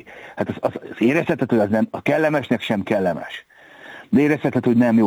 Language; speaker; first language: Hungarian; native; Hungarian